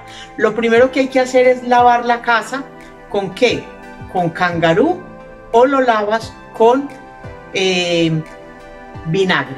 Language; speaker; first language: Spanish; native; Spanish